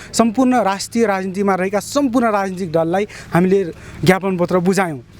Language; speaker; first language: Nepali; non-native, local second language; Dangaura Tharu